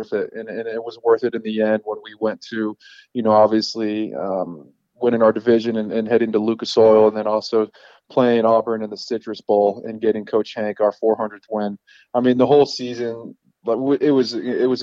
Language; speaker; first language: English; native; English